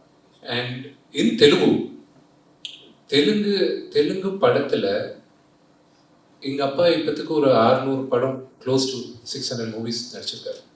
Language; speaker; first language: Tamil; non-native, fluent; Telugu